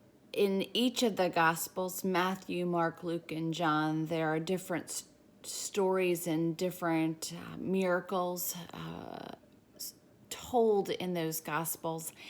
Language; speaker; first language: English; native; English